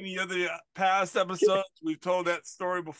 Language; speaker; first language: English; native; English